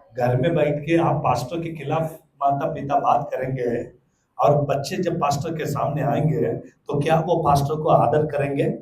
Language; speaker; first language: Hindi; non-native, local second language; Telugu